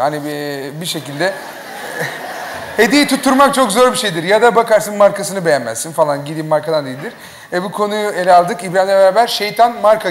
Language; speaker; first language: Turkish; native; Turkish